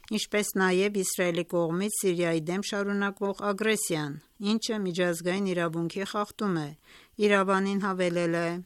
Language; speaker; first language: Armenian; native; Armenian